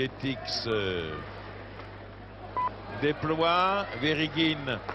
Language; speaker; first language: French; native; French